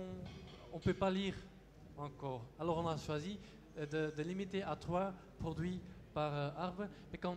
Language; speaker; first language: French; non-native, local second language; Dutch